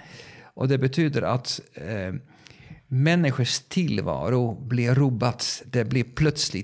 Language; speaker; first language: Swedish; non-native, fluent; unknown